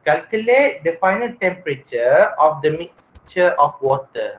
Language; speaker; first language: English; non-native, local second language; Malay